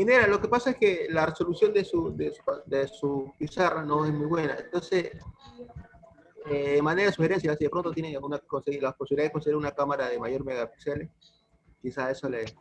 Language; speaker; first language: Spanish; native; Spanish